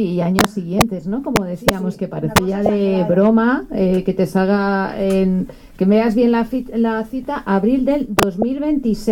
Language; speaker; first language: Spanish; native; Spanish